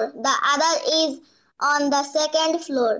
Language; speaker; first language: English; non-native, learner; Bangla